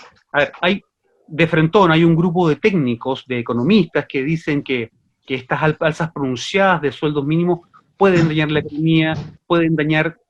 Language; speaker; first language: Spanish; native; Spanish